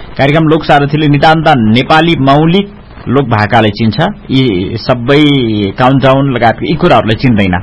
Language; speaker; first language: Nepali; non-native, local second language; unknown